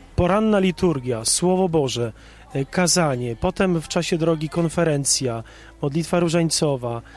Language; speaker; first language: Polish; native; Polish